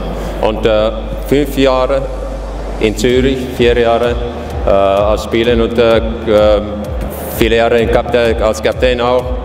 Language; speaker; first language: German; non-native, fluent; Finnish